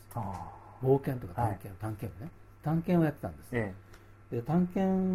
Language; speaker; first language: Japanese; native; Japanese